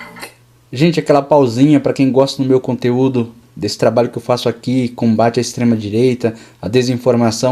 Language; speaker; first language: Portuguese; native; Portuguese